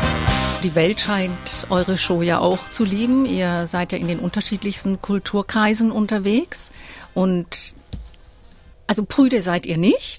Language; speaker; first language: German; native; German